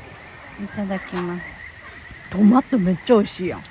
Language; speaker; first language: Japanese; native; Japanese